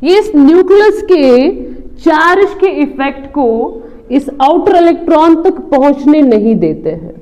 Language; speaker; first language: Hindi; non-native, local second language; Kashmiri